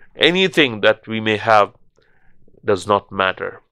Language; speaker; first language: English; non-native, local second language; Urdu